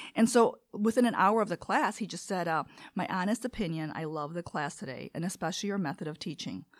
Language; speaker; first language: English; early bilingual, other home language; Korean